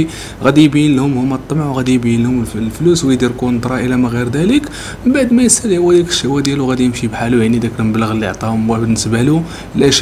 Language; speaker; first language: Arabic; native; Arabic